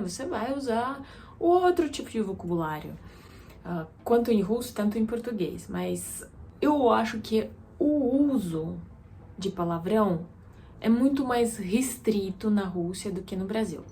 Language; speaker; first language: Portuguese; non-native, fluent; Russian